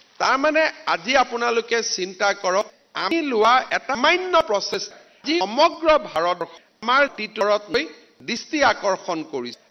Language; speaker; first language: Assamese; native; Assamese